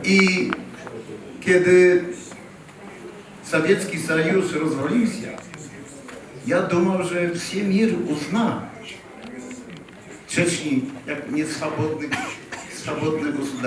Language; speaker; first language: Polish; early bilingual, heritage; Polish